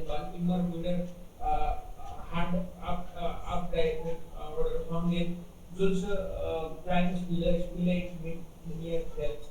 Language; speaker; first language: German; non-native, learner; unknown